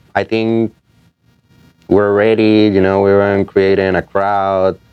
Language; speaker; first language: English; non-native, fluent; Spanish